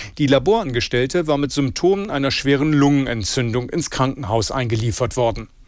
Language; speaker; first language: German; native; German